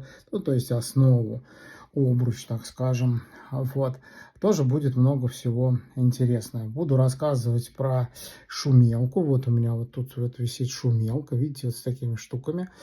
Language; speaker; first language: Russian; native; Russian